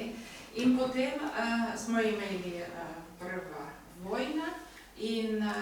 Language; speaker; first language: Slovenian; non-native, learner; German